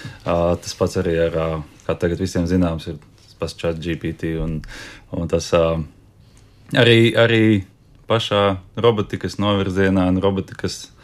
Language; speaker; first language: Latvian; native; Latvian